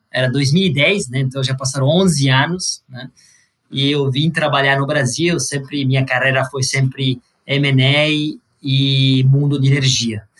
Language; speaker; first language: Portuguese; non-native, fluent; Italian